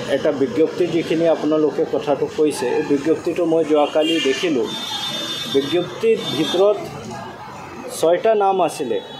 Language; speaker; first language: Assamese; non-native, fluent; Hindi